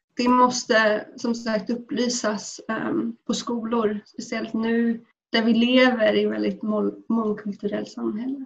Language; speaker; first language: Swedish; early bilingual, other home language; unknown